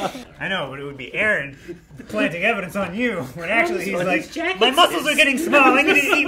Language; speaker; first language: English; native; English